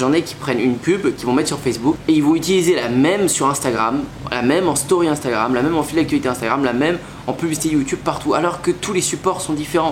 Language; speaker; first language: French; native; French